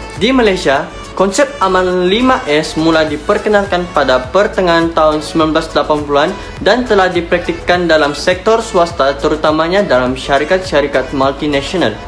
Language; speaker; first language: Malay; non-native, local second language; Chinese